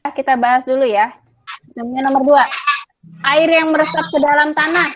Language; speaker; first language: Indonesian; native; Indonesian